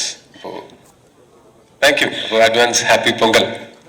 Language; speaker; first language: Tamil; non-native, learner; Malayalam